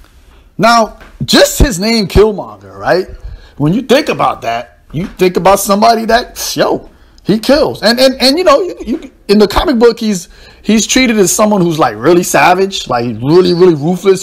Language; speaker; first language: English; native; English